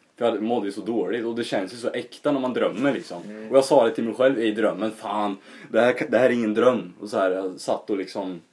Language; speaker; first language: Swedish; native; Swedish